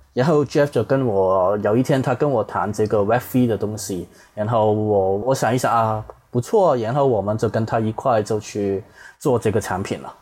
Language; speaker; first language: Chinese; non-native, fluent; Cantonese